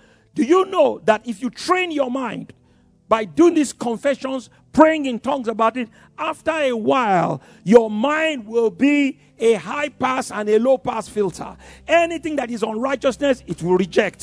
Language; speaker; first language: English; non-native, local second language; Yoruba